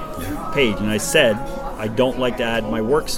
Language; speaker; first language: English; native; English